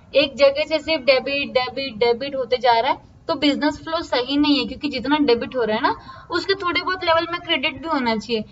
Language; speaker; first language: Hindi; non-native, local second language; Marathi